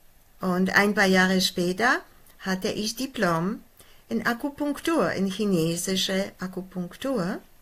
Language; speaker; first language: German; non-native, fluent; Polish